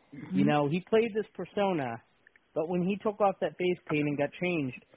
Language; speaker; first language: English; native; English